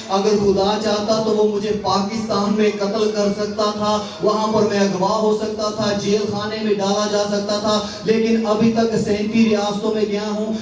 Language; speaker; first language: Urdu; non-native, local second language; Punjabi